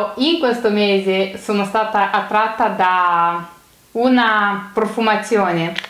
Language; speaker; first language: Italian; non-native, fluent; Romanian